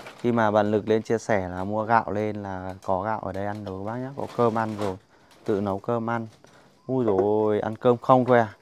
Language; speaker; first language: Vietnamese; non-native, local second language; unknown